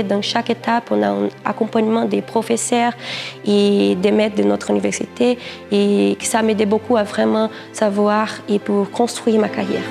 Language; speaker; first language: French; non-native, fluent; Portuguese